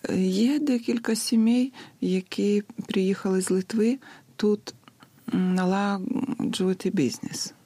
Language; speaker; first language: Ukrainian; non-native, fluent; Lithuanian